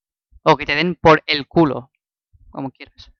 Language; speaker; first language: Spanish; native; Spanish